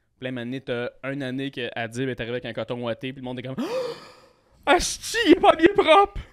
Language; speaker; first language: French; native; French